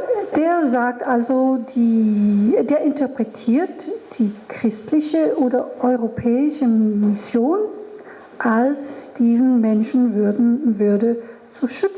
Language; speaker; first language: German; non-native, fluent; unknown